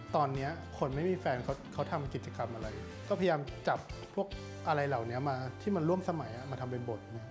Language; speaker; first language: Thai; native; Thai